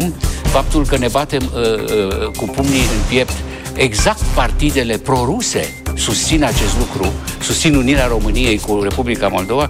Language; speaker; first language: Romanian; native; Romanian